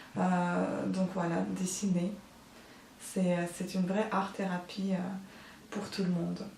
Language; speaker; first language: French; non-native, fluent; Ukrainian